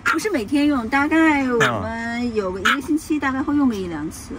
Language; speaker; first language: Chinese; native; Chinese